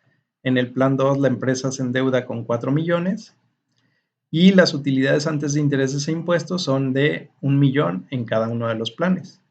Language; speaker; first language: Spanish; native; Spanish